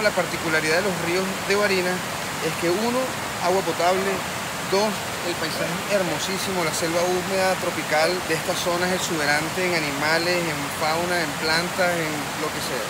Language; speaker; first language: Spanish; native; Spanish